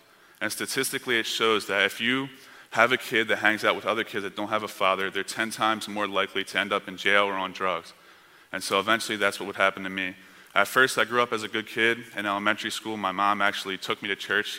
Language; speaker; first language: English; native; English